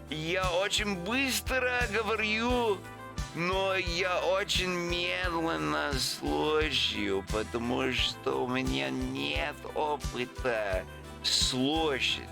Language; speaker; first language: Russian; non-native, learner; English